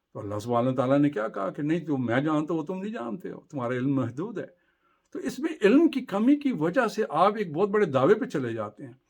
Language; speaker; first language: Urdu; native; Urdu